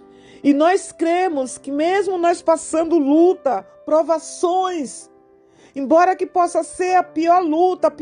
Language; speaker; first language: Portuguese; native; Portuguese